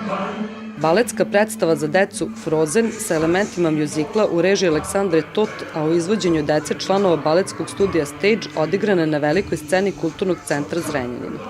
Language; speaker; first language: Serbian; native; Serbian